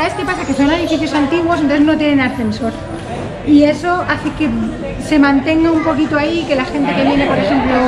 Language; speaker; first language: Spanish; native; Spanish